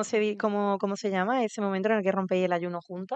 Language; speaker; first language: Spanish; native; Spanish